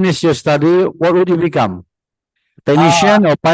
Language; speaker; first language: English; non-native, fluent; Indonesian